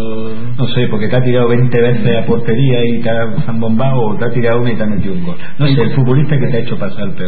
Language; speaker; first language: Spanish; native; Spanish